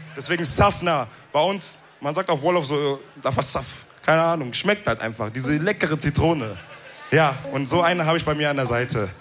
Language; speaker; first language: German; early bilingual, other home language; Wolof